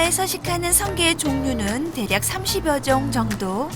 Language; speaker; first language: Korean; native; Korean